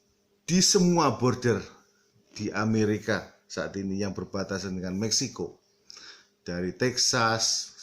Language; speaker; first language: Indonesian; early bilingual, heritage; Indonesian